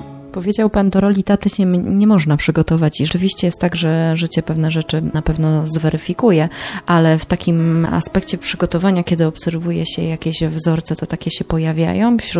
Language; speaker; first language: Polish; native; Polish